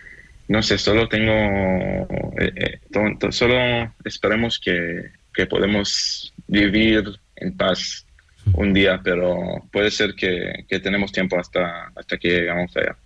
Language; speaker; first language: Spanish; non-native, fluent; Hebrew